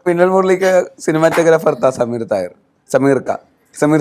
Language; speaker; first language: Hindi; non-native, local second language; Malayalam